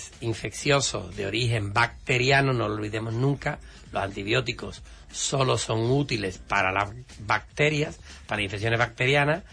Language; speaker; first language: Spanish; native; Spanish